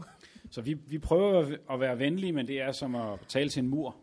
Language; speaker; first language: Danish; native; Danish